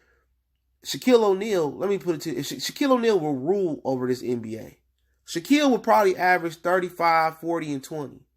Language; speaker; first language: English; native; English